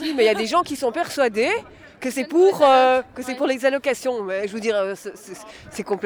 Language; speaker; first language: French; native; French